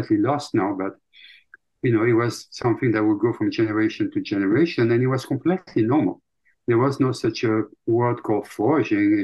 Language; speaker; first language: English; non-native, fluent; French